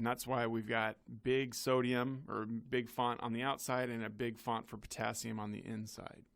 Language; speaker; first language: English; native; English